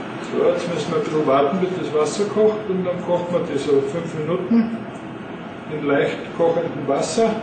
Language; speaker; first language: German; native; German